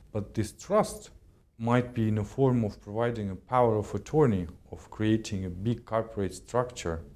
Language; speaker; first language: English; non-native, fluent; Kazakh